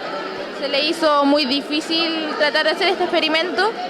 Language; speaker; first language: Spanish; native; Spanish